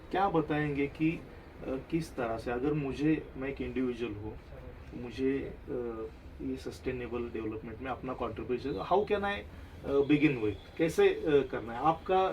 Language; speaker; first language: Hindi; non-native, local second language; Marathi